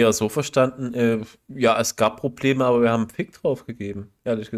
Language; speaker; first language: German; native; German